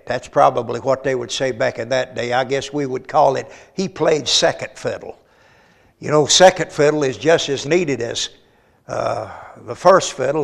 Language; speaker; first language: English; native; English